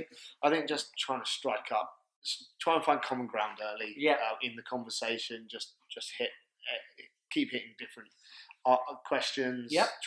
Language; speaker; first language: English; native; English